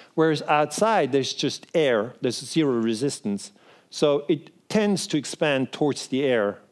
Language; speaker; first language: English; non-native, fluent; Swiss German